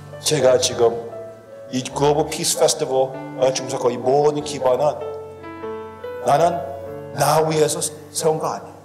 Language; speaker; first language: Korean; early bilingual, heritage; Korean